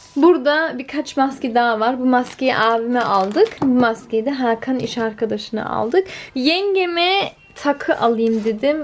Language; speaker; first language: Turkish; early bilingual, heritage; Turkish